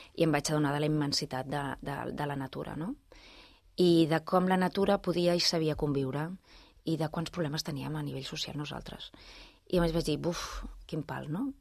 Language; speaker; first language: Catalan; non-native, local second language; Spanish